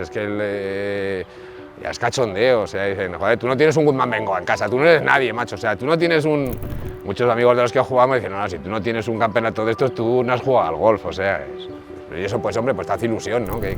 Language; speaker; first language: Spanish; native; Spanish